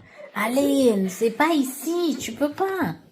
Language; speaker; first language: French; non-native, learner; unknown